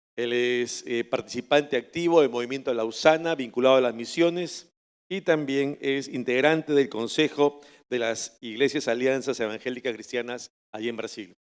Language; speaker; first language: Spanish; native; Spanish